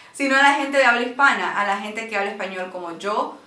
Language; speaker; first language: Spanish; native; Spanish